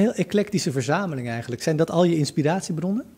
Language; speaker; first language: Dutch; native; Dutch